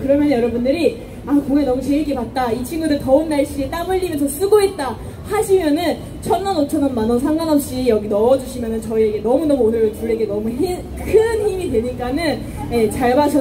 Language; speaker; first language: Korean; non-native, fluent; Japanese